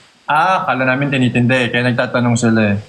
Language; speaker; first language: Filipino; native; Filipino